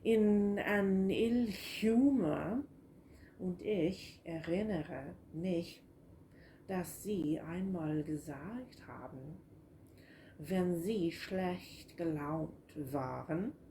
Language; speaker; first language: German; non-native, learner; English